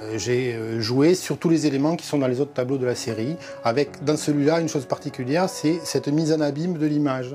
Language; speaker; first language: French; native; French